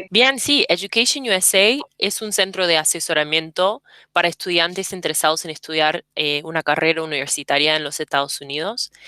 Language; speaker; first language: Spanish; early bilingual, heritage; English